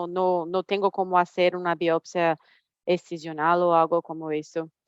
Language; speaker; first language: Spanish; non-native, fluent; Portuguese